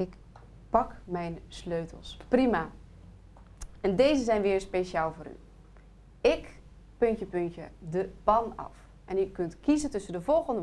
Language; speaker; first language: Dutch; native; Dutch